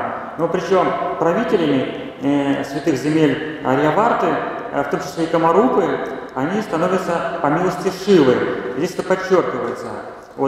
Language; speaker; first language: Russian; native; Russian